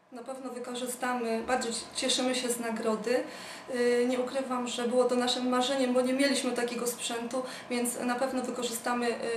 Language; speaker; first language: Polish; native; Polish